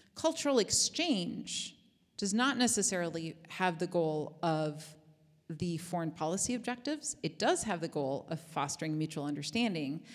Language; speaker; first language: English; native; English